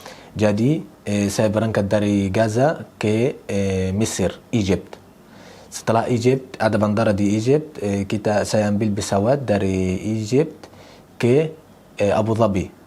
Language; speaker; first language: Indonesian; non-native, learner; Arabic